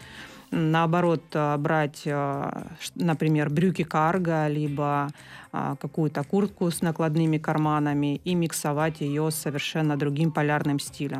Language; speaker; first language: Russian; native; Russian